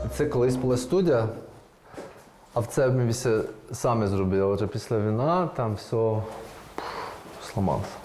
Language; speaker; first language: Ukrainian; non-native, learner; Persian